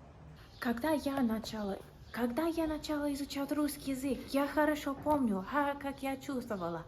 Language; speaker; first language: Russian; non-native, fluent; English